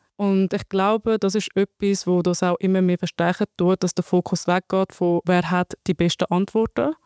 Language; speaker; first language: German; early bilingual, other home language; Arabic